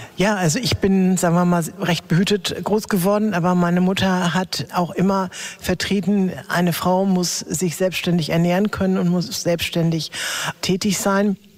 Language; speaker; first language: German; native; German